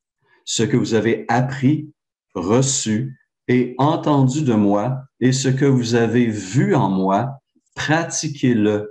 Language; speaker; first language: French; native; French